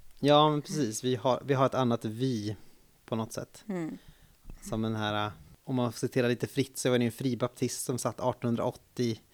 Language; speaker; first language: Swedish; native; Swedish